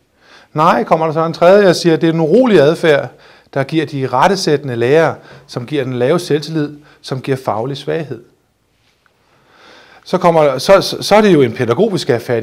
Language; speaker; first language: Danish; native; Danish